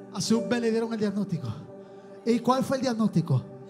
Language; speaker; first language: Spanish; native; Spanish